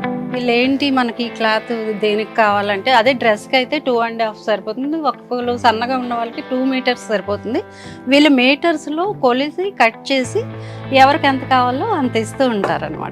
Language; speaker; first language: Telugu; native; Telugu